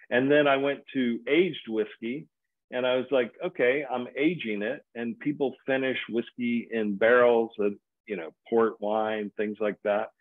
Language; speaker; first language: English; native; English